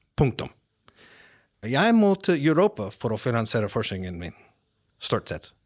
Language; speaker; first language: Norwegian; non-native, fluent; English